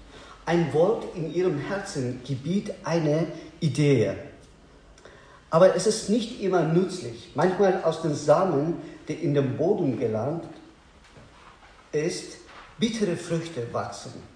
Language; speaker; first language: German; non-native, learner; Azerbaijani